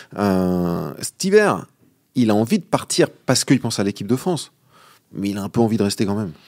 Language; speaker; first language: French; native; French